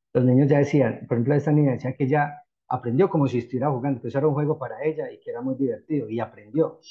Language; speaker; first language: Spanish; native; Spanish